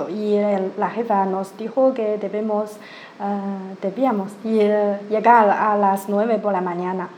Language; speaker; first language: Spanish; non-native, learner; Chinese